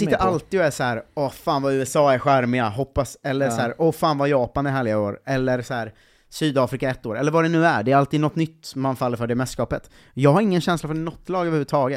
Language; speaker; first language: Swedish; native; Swedish